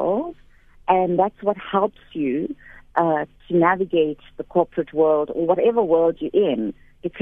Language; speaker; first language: English; native; English